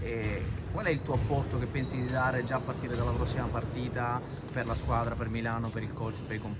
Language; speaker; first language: Italian; native; Italian